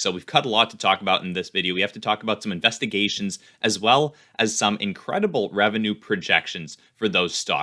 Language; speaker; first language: English; native; English